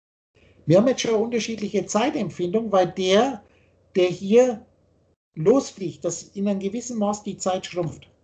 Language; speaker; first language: German; native; German